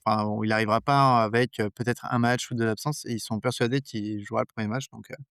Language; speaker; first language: French; native; French